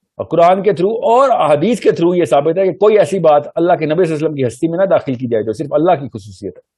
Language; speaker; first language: Urdu; early bilingual, heritage; Urdu